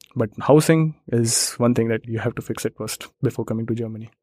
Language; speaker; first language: English; non-native, local second language; Hindi